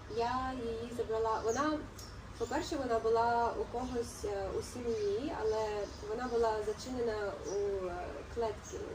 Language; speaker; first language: Ukrainian; non-native, local second language; Russian